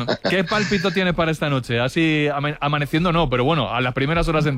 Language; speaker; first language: Spanish; native; Spanish